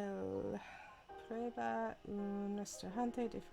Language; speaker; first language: Spanish; non-native, learner; English